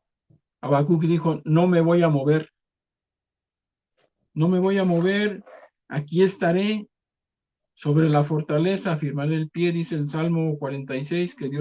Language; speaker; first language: Spanish; native; Spanish